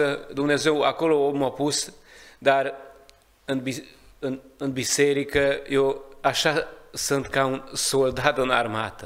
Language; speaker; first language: Romanian; non-native, learner; Hungarian